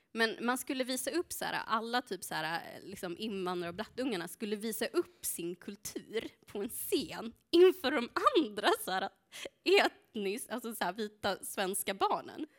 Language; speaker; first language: Swedish; early bilingual, other home language; Spanish